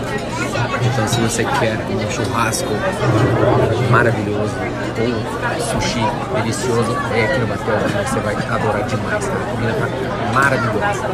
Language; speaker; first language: Portuguese; non-native, fluent; Arabic